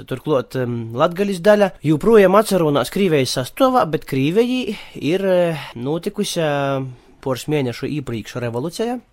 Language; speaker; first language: Latvian; native; Latvian